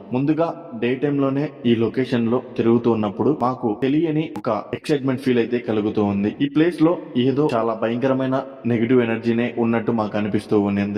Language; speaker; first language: Telugu; native; Telugu